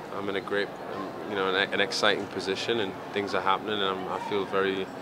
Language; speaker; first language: English; native; English